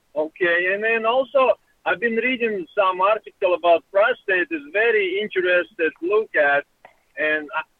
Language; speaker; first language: English; non-native, learner; Russian